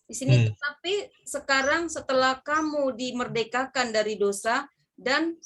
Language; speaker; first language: Indonesian; native; Indonesian